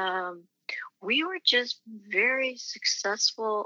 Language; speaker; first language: English; native; English